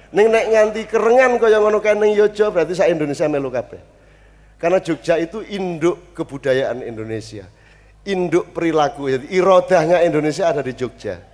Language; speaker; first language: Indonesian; non-native, local second language; Javanese